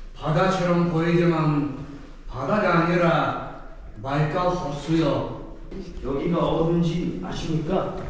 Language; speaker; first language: Korean; early bilingual, heritage; Korean